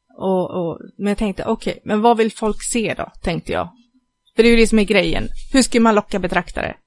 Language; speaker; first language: Swedish; native; Swedish